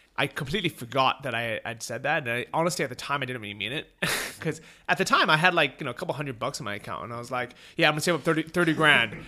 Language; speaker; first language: English; native; English